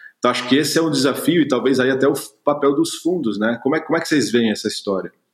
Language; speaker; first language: Portuguese; native; Portuguese